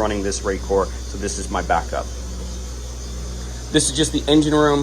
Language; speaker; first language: English; native; English